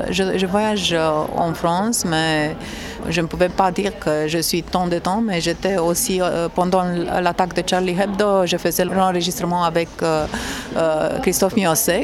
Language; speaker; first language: French; non-native, fluent; Romanian